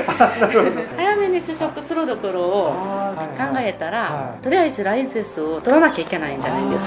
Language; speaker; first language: Japanese; non-native, fluent; Korean